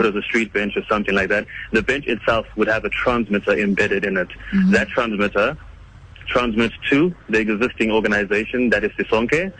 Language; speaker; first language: English; non-native, local second language; Kinyarwanda